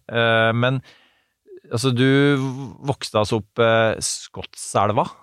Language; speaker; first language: Norwegian; native; Norwegian